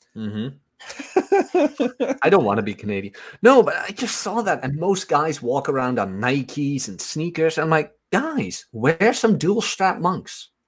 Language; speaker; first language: English; non-native, fluent; Dutch